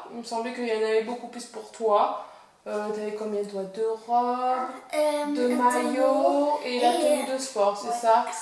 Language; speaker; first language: French; native; French